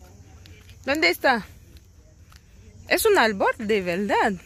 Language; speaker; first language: Spanish; non-native, learner; Haitian Creole